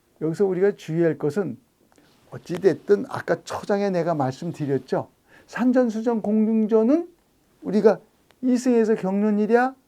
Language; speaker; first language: Korean; native; Korean